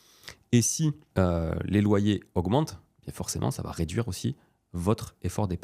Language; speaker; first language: French; native; French